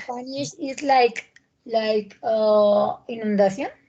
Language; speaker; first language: English; non-native, learner; Spanish